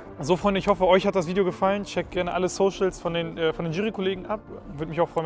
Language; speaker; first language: German; native; German